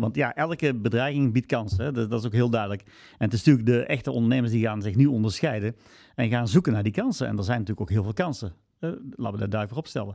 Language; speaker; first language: Dutch; native; Dutch